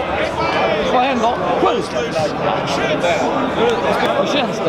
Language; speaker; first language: Swedish; native; Swedish